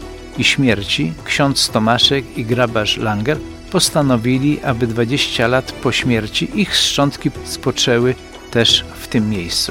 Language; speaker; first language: Polish; native; Polish